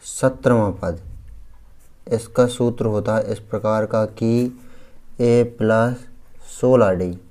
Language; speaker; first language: Hindi; native; Hindi